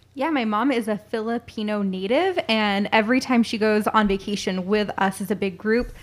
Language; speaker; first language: English; early bilingual, other home language; Filipino